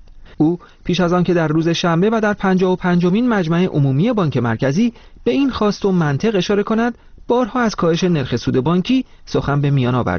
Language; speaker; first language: Persian; native; Persian